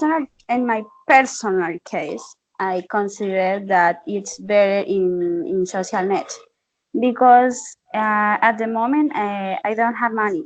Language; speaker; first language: English; non-native, learner; Spanish